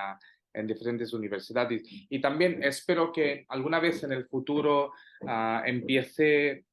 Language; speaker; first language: Spanish; non-native, fluent; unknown